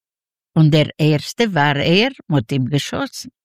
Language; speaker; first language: German; non-native, learner; Yiddish